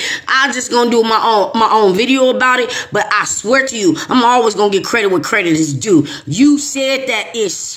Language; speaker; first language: English; native; English